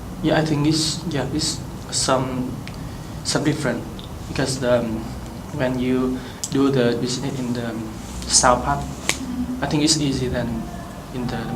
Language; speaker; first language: English; non-native, learner; Vietnamese